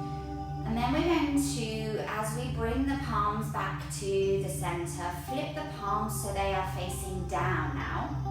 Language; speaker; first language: English; native; English